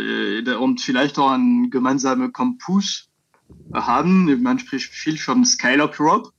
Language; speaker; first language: German; non-native, fluent; French